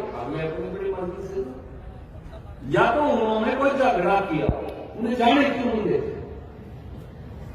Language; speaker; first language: Hindi; native; Hindi